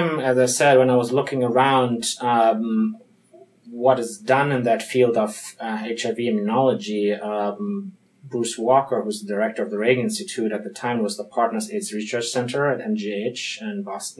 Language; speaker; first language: English; non-native, fluent; German